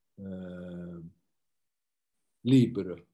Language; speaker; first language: French; non-native, learner; Italian